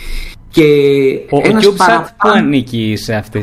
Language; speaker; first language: Greek; native; Greek